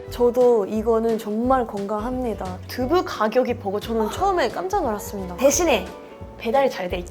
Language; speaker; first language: Korean; non-native, fluent; Japanese